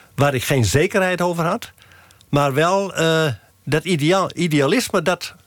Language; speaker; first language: Dutch; native; Dutch